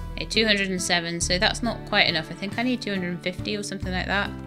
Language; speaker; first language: English; native; English